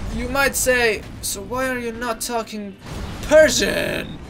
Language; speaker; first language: English; non-native, fluent; Persian